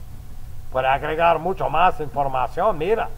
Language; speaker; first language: Spanish; non-native, fluent; English